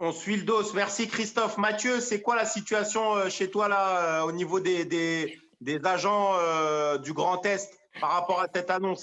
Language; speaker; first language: French; native; French